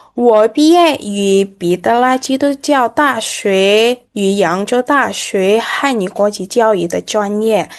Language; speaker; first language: Chinese; non-native, fluent; Indonesian